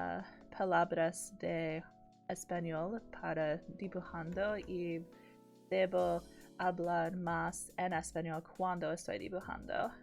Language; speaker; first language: Spanish; non-native, learner; English